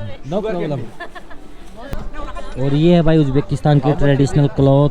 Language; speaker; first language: Hindi; native; Hindi